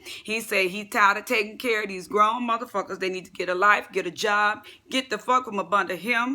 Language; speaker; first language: English; native; English